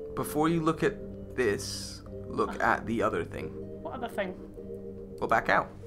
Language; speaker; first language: English; native; English